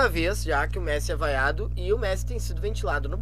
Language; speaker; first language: Portuguese; native; Portuguese